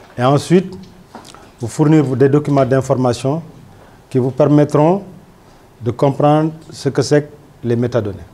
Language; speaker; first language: French; non-native, local second language; Wolof